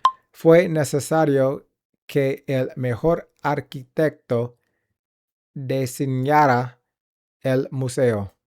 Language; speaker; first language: Spanish; non-native, learner; English